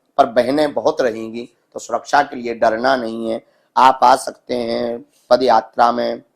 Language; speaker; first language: Hindi; native; Hindi